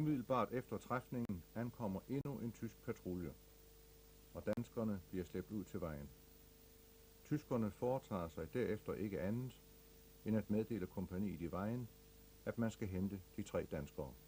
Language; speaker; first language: Danish; native; Danish